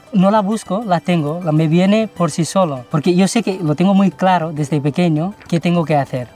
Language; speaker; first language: Spanish; early bilingual, other home language; Nepali